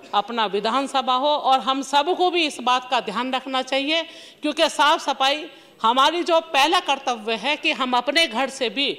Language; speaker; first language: Hindi; native; Hindi